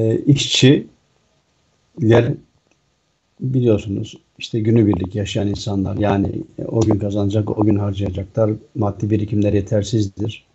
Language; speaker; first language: Turkish; native; Turkish